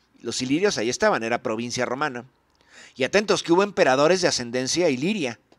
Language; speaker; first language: Spanish; native; Spanish